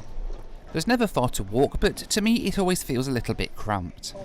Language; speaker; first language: English; native; English